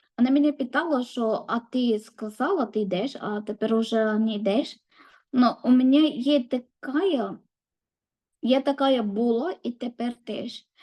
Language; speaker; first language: Ukrainian; non-native, learner; Malayalam